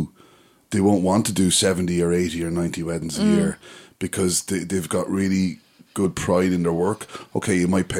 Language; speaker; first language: English; native; English